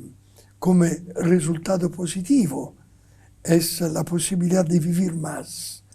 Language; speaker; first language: Spanish; non-native, fluent; Italian